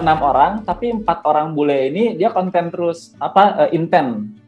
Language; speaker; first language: Indonesian; native; Indonesian